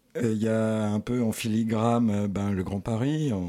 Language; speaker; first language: French; native; French